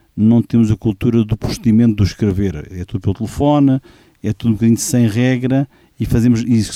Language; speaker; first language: Portuguese; native; Portuguese